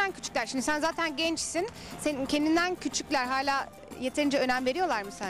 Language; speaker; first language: Turkish; native; Turkish